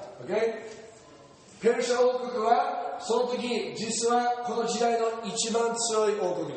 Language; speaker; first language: Japanese; non-native, fluent; English